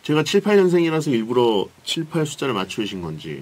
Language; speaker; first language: Korean; native; Korean